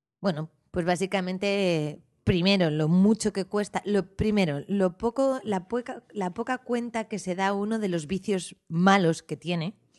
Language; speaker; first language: Spanish; native; Spanish